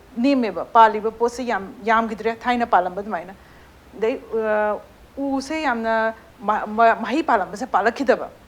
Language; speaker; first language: Manipuri; native; Manipuri